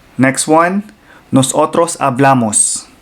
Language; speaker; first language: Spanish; non-native, fluent; Filipino